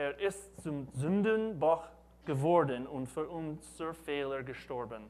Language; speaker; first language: German; non-native, learner; English